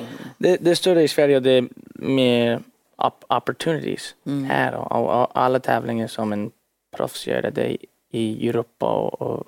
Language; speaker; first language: Swedish; early bilingual, heritage; English